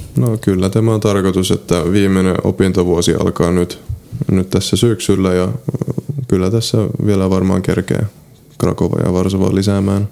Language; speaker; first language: Finnish; early bilingual, other home language; Polish